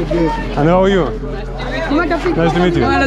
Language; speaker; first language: English; non-native, learner; Lithuanian